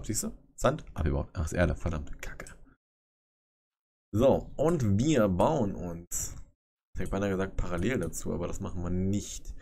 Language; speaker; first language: German; native; German